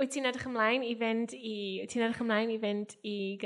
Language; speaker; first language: Welsh; native; Welsh